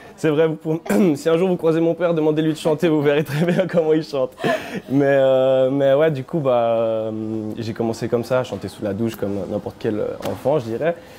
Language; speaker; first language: French; native; French